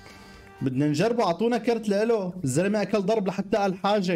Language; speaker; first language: Arabic; native; Arabic